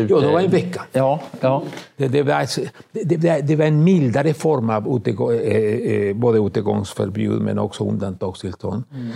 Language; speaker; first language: Swedish; non-native, fluent; Spanish